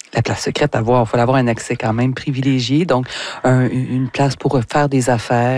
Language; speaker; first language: French; native; French